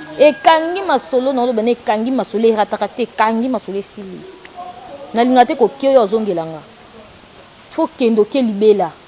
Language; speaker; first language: Lingala; non-native, local second language; Kongo